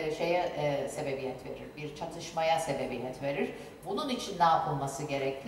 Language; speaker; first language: Turkish; native; Turkish